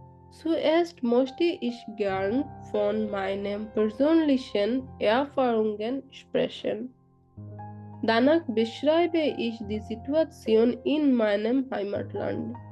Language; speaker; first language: German; non-native, learner; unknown